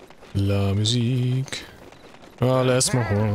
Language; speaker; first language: French; non-native, learner; German